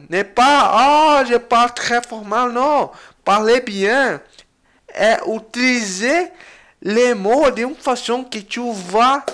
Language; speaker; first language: French; non-native, learner; Portuguese